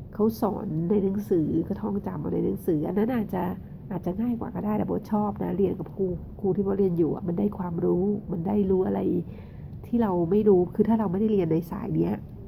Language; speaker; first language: Thai; native; Thai